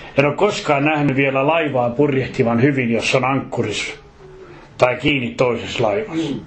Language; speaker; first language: Finnish; native; Finnish